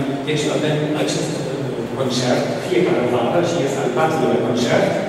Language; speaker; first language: Romanian; non-native, fluent; German